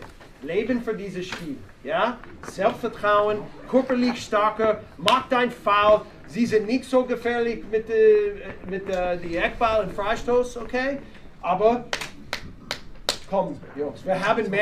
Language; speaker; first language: German; non-native, fluent; English